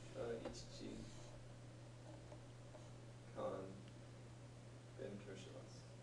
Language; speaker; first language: Japanese; non-native, learner; English